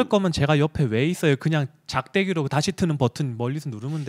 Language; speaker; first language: Korean; native; Korean